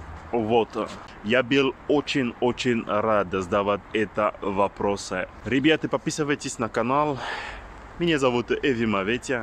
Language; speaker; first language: Russian; non-native, learner; French